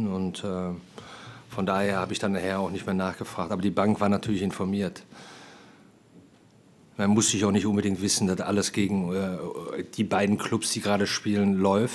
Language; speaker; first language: German; native; German